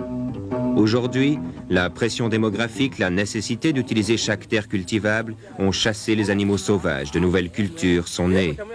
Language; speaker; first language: French; native; French